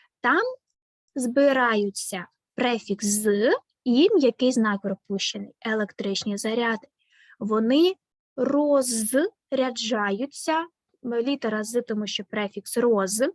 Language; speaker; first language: Ukrainian; native; Ukrainian